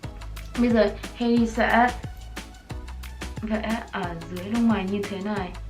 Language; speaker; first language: Vietnamese; early bilingual, heritage; Vietnamese